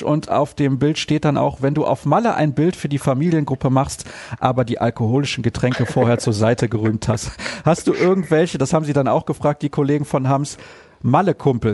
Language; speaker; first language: German; native; German